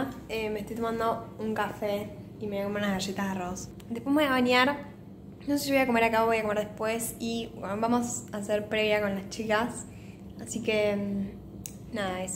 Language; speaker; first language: Spanish; native; Spanish